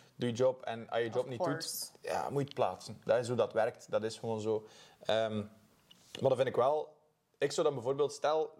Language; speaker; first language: Dutch; native; Dutch